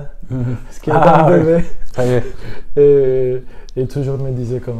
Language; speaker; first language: French; non-native, learner; Spanish